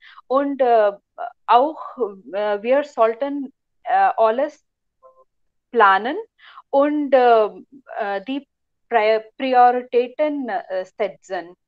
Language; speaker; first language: German; non-native, learner; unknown